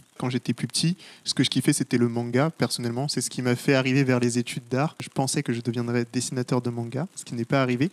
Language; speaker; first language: French; native; French